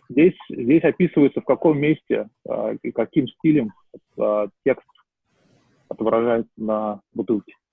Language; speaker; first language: Russian; native; Russian